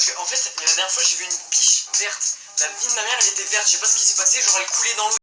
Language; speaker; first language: French; native; French